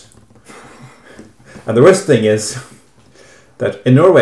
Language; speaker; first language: English; non-native, fluent; Norwegian